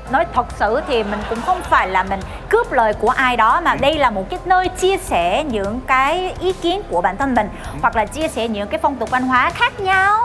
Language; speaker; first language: Vietnamese; non-native, fluent; Korean